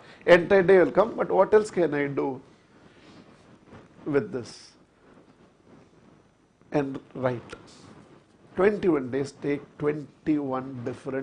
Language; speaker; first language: English; non-native, local second language; Tamil